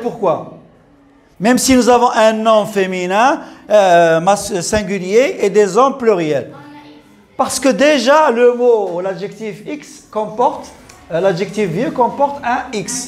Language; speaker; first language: French; non-native, local second language; Arabic